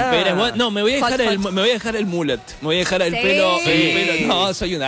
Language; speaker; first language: Spanish; native; Spanish